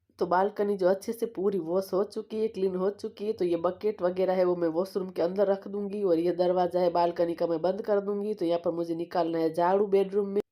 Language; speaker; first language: Hindi; non-native, local second language; Gujarati